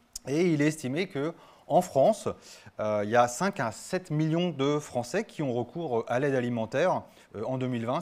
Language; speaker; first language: French; native; French